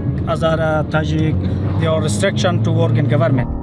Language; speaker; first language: English; non-native, learner; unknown